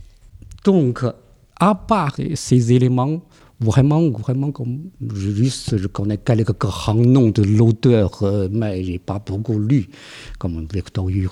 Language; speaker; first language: French; non-native, fluent; Chinese